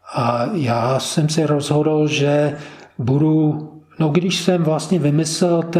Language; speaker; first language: Czech; non-native, fluent; English